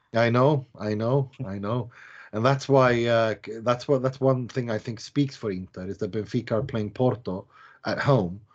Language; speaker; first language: English; non-native, fluent; Swedish